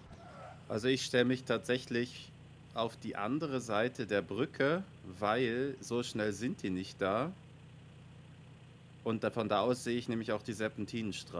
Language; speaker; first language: German; native; German